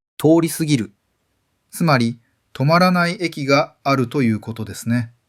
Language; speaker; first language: Japanese; non-native, fluent; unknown